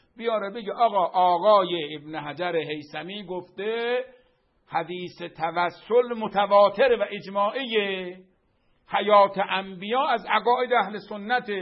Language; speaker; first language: Persian; native; Persian